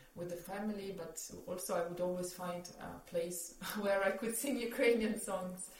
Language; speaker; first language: English; non-native, fluent; Ukrainian